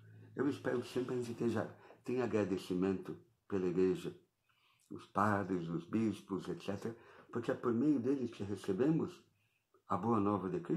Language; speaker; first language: Portuguese; native; Portuguese